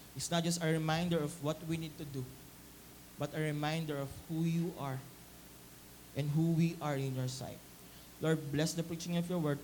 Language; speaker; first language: English; non-native, local second language; Filipino